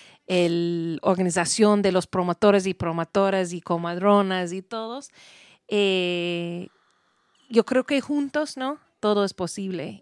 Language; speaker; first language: Spanish; non-native, learner; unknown